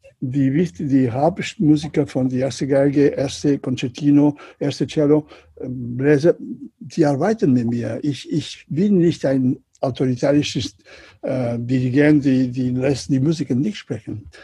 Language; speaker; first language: German; non-native, learner; Catalan